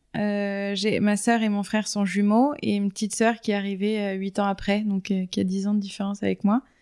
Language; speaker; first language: French; native; French